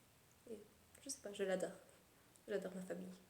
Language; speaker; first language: French; early bilingual, heritage; Spanish